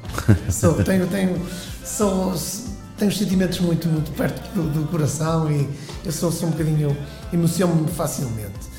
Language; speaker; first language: Portuguese; native; Portuguese